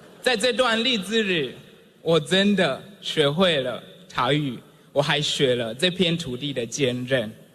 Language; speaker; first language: Chinese; non-native, fluent; Swahili